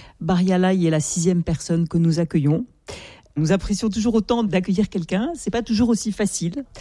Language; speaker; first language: French; native; French